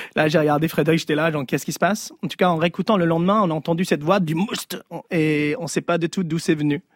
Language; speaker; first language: French; early bilingual, other home language; English